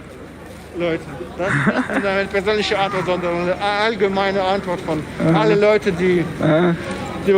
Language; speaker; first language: German; non-native, fluent; Russian